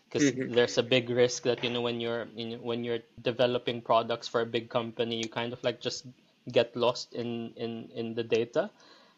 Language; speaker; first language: English; non-native, local second language; Filipino